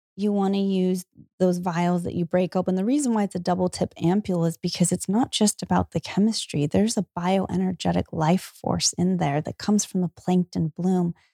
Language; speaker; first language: English; native; English